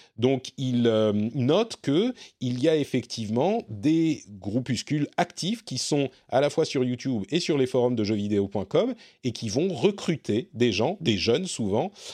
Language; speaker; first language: French; native; French